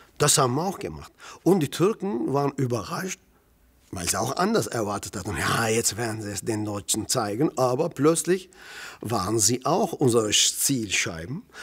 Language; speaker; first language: German; non-native, fluent; Turkish